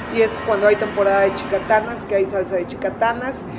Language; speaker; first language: Spanish; native; Spanish